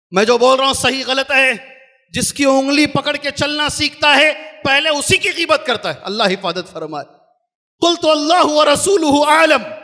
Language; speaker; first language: Hindi; non-native, local second language; Urdu